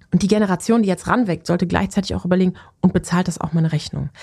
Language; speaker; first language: German; native; German